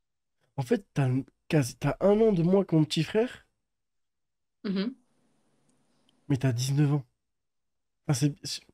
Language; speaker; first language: French; native; French